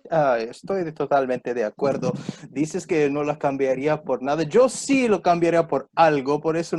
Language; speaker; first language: Spanish; non-native, fluent; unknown